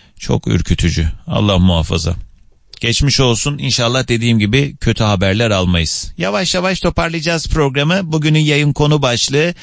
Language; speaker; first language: Turkish; native; Turkish